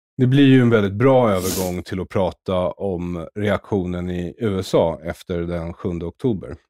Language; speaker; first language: Swedish; native; Swedish